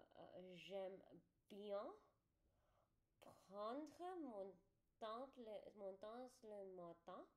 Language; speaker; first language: French; non-native, learner; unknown